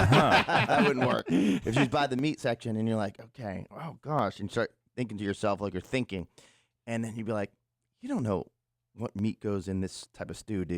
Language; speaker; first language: English; native; English